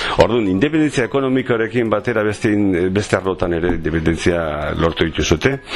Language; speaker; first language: Basque; non-native, local second language; Spanish